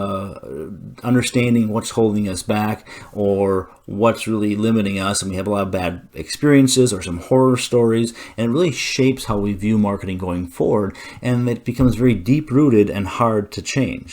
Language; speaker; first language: English; native; English